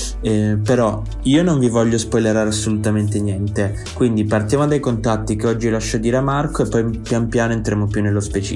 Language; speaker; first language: Italian; native; Italian